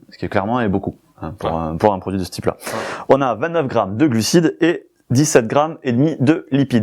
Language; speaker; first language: French; native; French